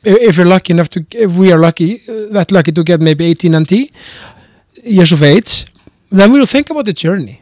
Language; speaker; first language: English; non-native, fluent; Icelandic